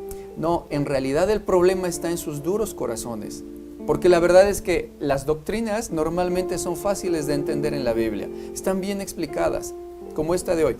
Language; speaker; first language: Spanish; native; Spanish